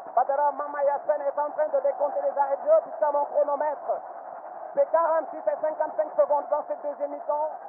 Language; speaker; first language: French; non-native, local second language; Wolof